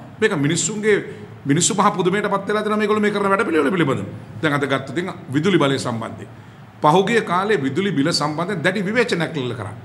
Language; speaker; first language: Sinhala; native; Sinhala